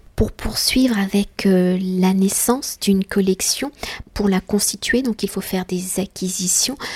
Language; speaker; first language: French; native; French